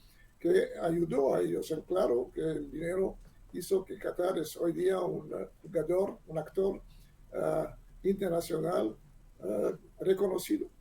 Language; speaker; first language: Spanish; non-native, learner; Hebrew